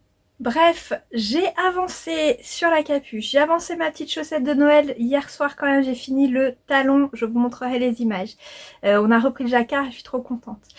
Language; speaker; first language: French; native; French